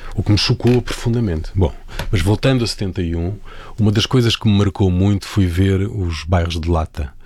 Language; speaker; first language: Portuguese; native; Portuguese